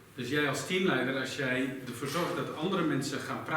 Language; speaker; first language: Dutch; native; Dutch